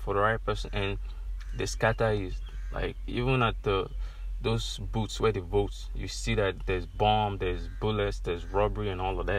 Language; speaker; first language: English; non-native, local second language; Yoruba